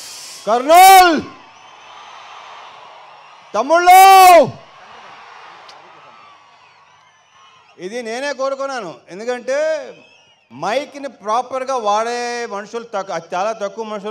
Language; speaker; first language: Telugu; native; Telugu